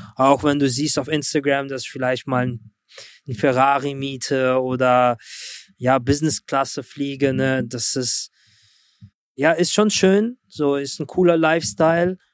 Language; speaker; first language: German; early bilingual, other home language; Russian